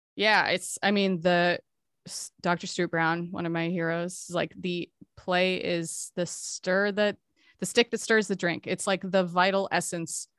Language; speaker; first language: English; native; English